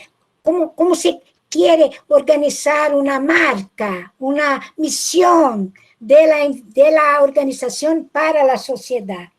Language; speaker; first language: Spanish; non-native, fluent; Portuguese